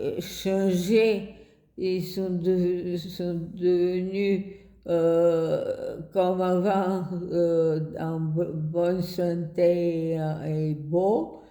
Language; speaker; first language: French; non-native, fluent; Bulgarian